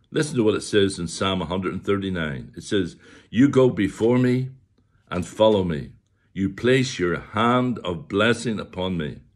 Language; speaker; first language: English; native; English